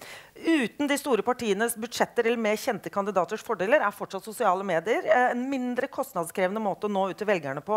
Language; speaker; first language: Norwegian; native; Norwegian